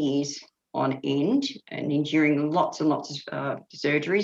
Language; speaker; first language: English; native; English